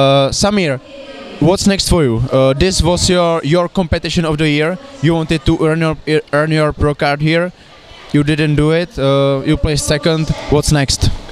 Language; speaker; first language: English; non-native, fluent; Czech